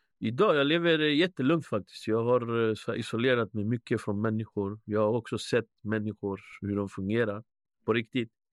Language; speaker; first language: Swedish; early bilingual, other home language; Spanish